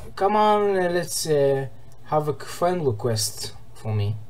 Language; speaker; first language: English; non-native, learner; Hebrew